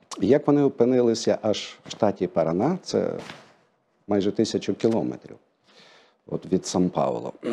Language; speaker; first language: Ukrainian; native; Ukrainian